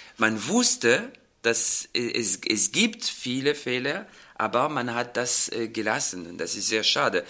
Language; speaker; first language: German; non-native, fluent; French